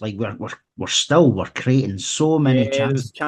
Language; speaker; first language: English; native; English